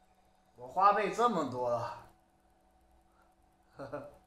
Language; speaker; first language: Chinese; native; Chinese